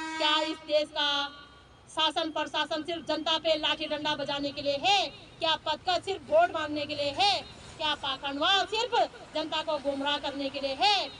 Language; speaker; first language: Hindi; native; Hindi